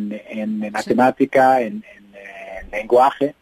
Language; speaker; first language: Spanish; non-native, fluent; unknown